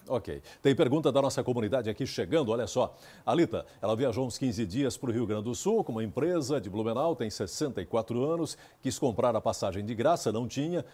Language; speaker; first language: Portuguese; native; Portuguese